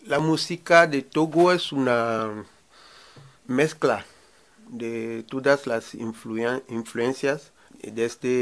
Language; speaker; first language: Spanish; non-native, learner; Ewe